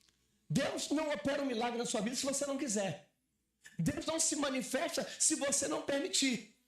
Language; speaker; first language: Portuguese; native; Portuguese